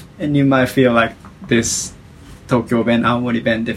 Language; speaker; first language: English; non-native, fluent; Japanese